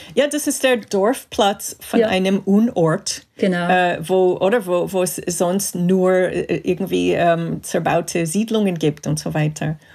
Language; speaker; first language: German; non-native, fluent; English